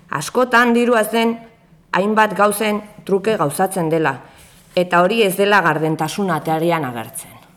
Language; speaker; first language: Basque; native; Basque